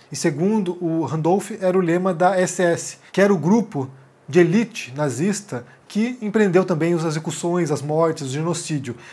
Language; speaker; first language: Portuguese; native; Portuguese